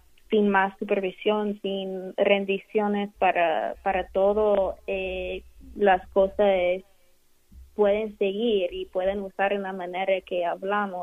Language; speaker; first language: Spanish; non-native, fluent; English